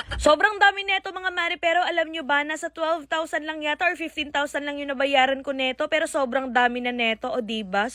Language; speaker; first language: Filipino; non-native, local second language; Cebuano